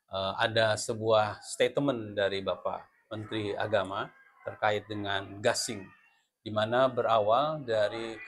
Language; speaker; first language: Indonesian; native; Indonesian